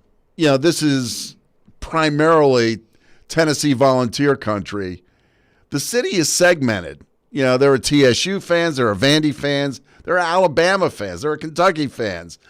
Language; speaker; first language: English; native; English